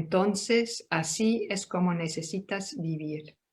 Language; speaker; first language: Spanish; non-native, fluent; Dutch